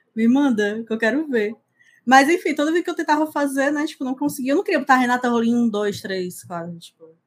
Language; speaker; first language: Portuguese; native; Portuguese